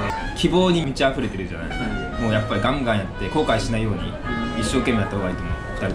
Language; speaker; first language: Japanese; native; Japanese